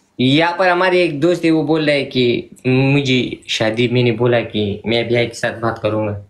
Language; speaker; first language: Hindi; non-native, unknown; Pashto